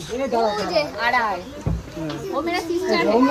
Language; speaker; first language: Hindi; non-native, local second language; Bangla